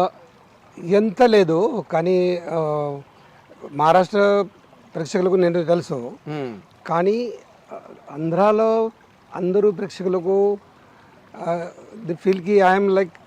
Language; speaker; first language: Telugu; non-native, learner; Marathi